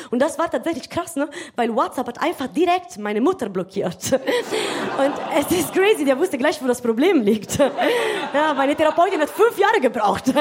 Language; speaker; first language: German; non-native, fluent; Italian